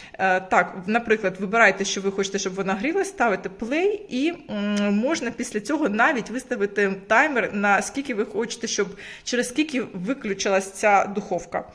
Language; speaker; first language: Ukrainian; non-native, local second language; Russian